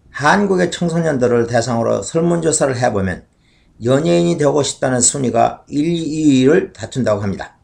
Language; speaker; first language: Korean; native; Korean